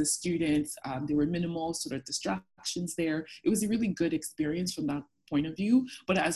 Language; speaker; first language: English; non-native, local second language; Yoruba